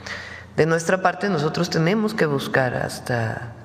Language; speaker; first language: Spanish; native; Spanish